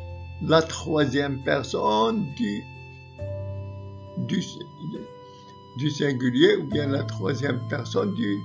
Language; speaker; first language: French; non-native, local second language; Arabic